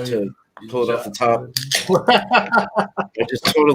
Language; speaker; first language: English; native; English